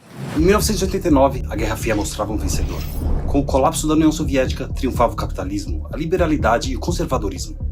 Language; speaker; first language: Portuguese; native; Portuguese